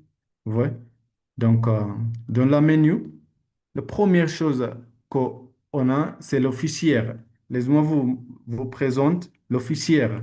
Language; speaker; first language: French; non-native, learner; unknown